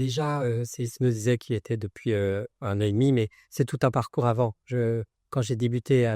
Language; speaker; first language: French; native; French